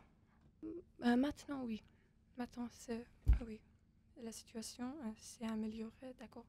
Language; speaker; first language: French; non-native, fluent; Persian